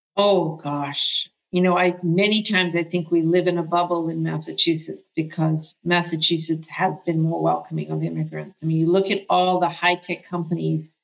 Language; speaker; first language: English; early bilingual, other home language; Arabic